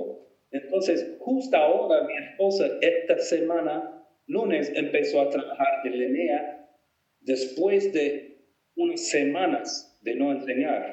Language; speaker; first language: Spanish; non-native, fluent; English